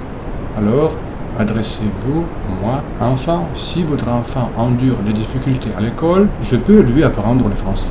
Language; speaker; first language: French; non-native, fluent; Russian